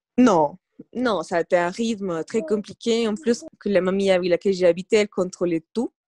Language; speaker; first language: French; non-native, fluent; Spanish